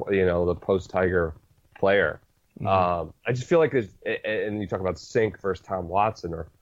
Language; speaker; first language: English; native; English